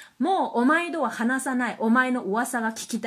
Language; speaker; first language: Japanese; non-native, fluent; Chinese